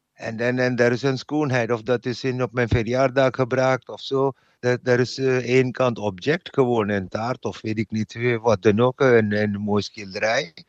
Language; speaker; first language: Dutch; non-native, learner; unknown